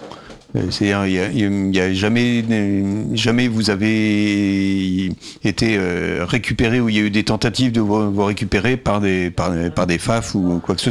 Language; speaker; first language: French; native; French